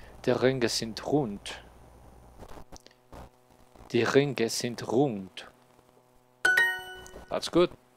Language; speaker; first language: German; non-native, learner; Spanish